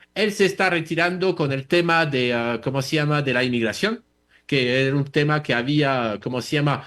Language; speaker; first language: Spanish; non-native, fluent; French